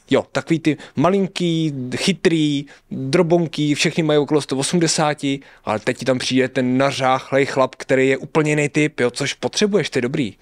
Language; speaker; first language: Czech; native; Czech